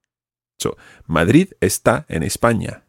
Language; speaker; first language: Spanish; non-native, fluent; English